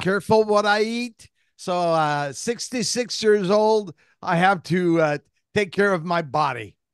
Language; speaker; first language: English; non-native, fluent; French